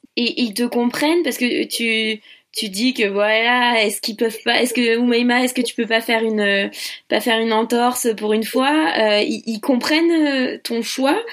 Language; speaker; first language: French; native; French